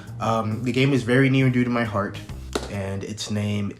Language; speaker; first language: English; native; English